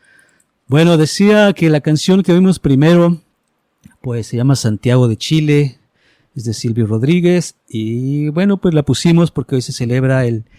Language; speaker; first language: Spanish; native; Spanish